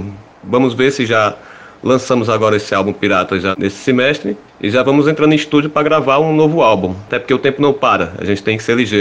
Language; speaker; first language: Portuguese; native; Portuguese